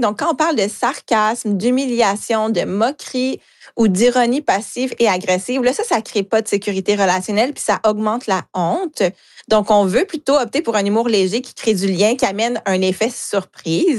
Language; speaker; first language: French; native; French